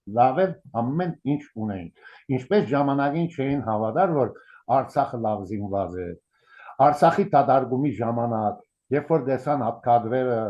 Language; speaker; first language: Armenian; early bilingual, heritage; Armenian